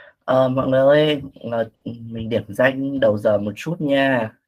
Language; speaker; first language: Vietnamese; native; Vietnamese